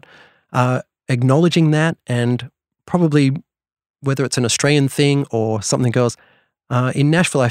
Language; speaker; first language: English; native; English